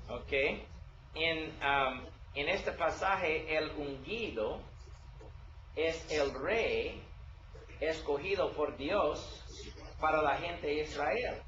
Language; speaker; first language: Spanish; non-native, learner; English